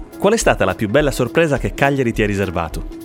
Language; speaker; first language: Italian; native; Italian